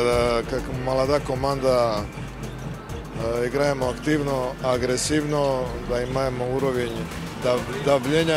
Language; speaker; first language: Russian; non-native, learner; Serbian